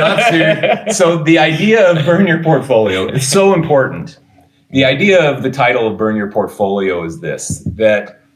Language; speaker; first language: English; native; English